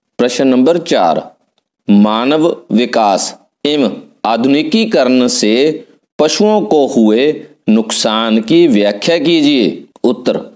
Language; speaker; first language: Hindi; non-native, local second language; Punjabi